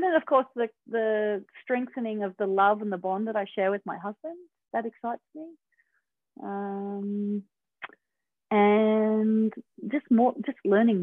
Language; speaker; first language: English; native; English